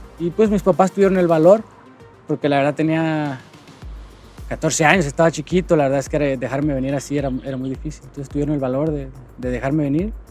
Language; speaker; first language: Spanish; native; Spanish